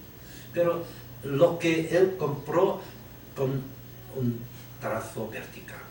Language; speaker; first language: Spanish; non-native, learner; Chinese